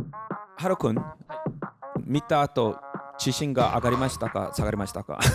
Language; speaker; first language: Japanese; non-native, fluent; Korean